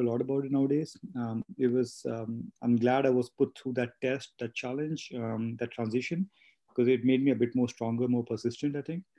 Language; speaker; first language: English; non-native, local second language; Hindi